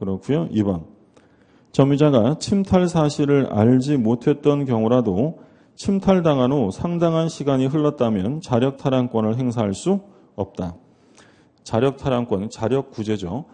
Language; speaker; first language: Korean; native; Korean